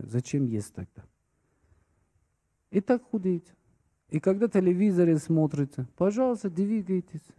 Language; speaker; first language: Russian; non-native, fluent; Persian